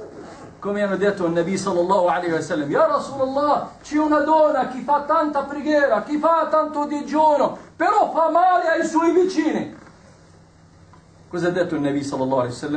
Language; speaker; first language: Italian; non-native, fluent; Arabic